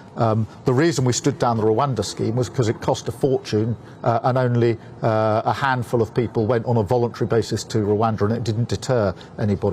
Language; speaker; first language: English; native; English